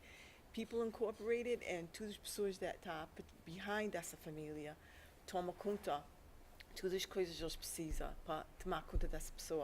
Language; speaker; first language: Portuguese; early bilingual, heritage; English